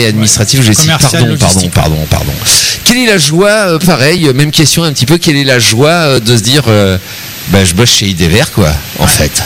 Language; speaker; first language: French; native; French